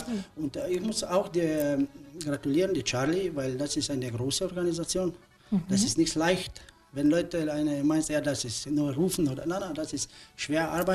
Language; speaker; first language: German; non-native, learner; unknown